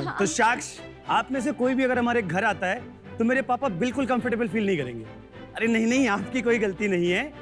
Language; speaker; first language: Hindi; native; Hindi